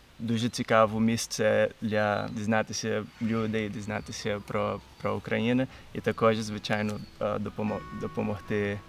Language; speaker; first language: Ukrainian; non-native, learner; Portuguese